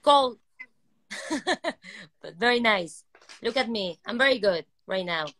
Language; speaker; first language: English; non-native, learner; Spanish